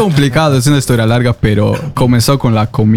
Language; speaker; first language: Spanish; non-native, fluent; Norwegian